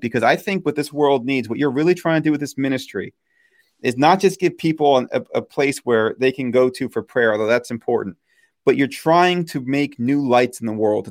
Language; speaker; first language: English; native; English